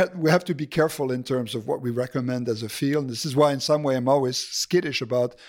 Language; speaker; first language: English; non-native, fluent; French